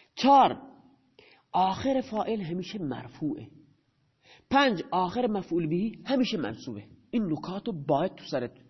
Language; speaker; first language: Persian; non-native, local second language; Baluchi